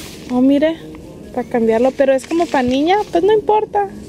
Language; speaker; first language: Spanish; early bilingual, heritage; Spanish